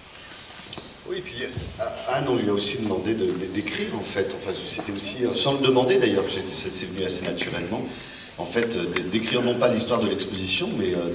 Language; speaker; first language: French; native; French